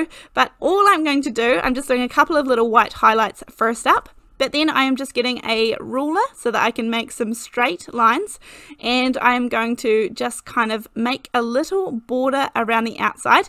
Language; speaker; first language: English; native; English